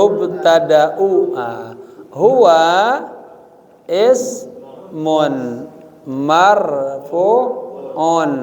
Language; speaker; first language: Arabic; non-native, fluent; Indonesian